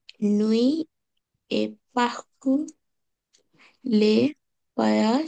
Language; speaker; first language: French; non-native, learner; Bangla